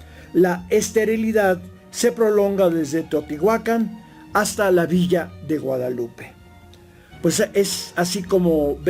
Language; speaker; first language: Spanish; native; Spanish